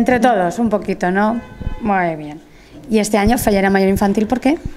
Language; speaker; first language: Spanish; native; Spanish